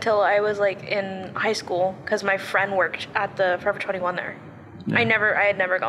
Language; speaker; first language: English; early bilingual, other home language; Spanish